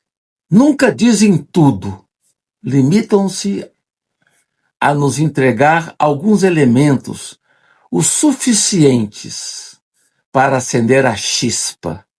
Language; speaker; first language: Portuguese; native; Portuguese